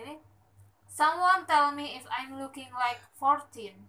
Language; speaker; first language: English; non-native, learner; Indonesian